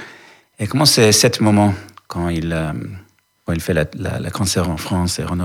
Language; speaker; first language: French; non-native, learner; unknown